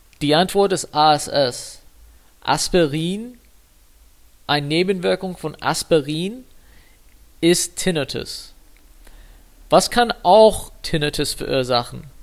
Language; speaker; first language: German; non-native, fluent; English